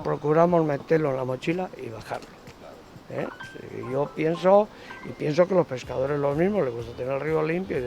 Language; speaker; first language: Spanish; native; Spanish